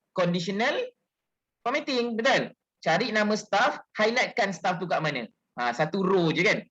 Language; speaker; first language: Malay; native; Malay